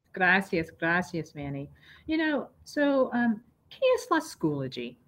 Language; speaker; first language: Spanish; non-native, learner; English